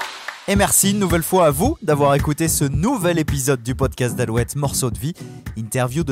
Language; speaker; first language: French; native; French